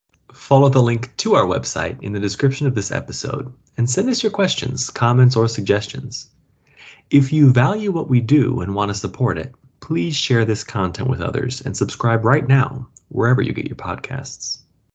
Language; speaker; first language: English; native; English